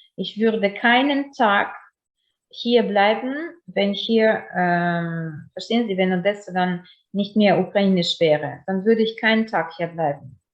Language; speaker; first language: German; non-native, fluent; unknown